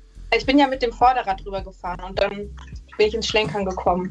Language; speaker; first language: German; native; German